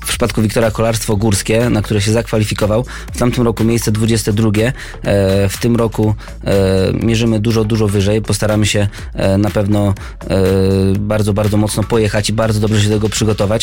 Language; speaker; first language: Polish; native; Polish